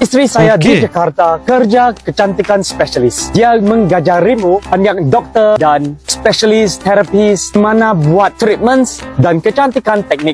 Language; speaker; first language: Indonesian; non-native, learner; English